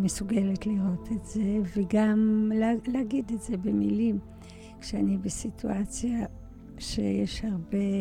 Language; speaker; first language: Hebrew; early bilingual, other home language; Polish